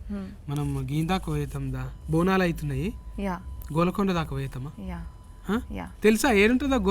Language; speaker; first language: Telugu; native; Telugu